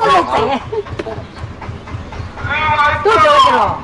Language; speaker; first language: Chinese; native; Chinese